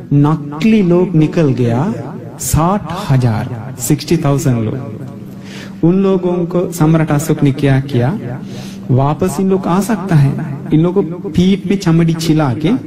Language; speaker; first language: Hindi; non-native, fluent; Sinhala